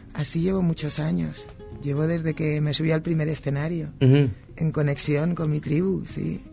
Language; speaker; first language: Spanish; native; Spanish